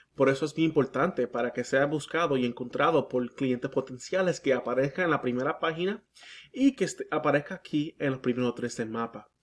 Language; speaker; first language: Spanish; early bilingual, heritage; Spanish